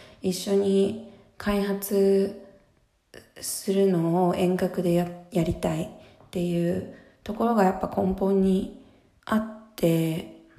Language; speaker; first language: Japanese; native; Japanese